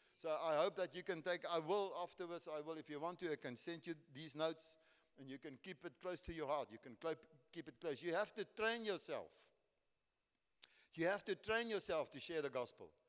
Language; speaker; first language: English; non-native, local second language; Afrikaans